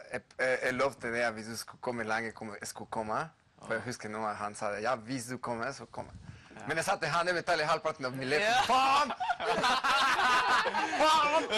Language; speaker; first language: Norwegian; non-native, fluent; Spanish